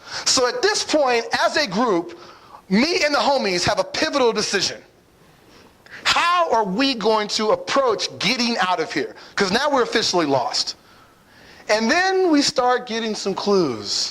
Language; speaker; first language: English; native; English